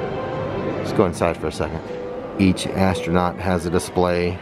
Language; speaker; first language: English; native; English